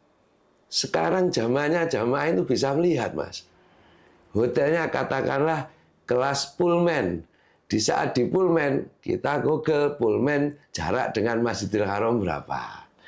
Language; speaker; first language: Indonesian; non-native, local second language; Javanese